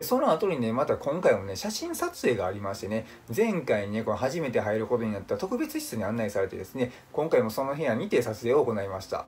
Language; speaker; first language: Japanese; native; Japanese